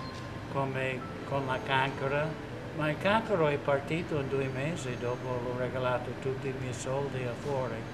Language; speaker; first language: Italian; non-native, learner; English